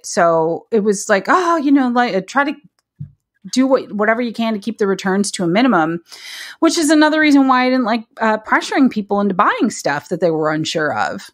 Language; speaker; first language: English; native; English